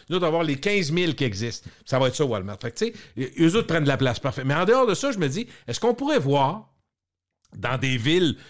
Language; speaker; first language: French; native; French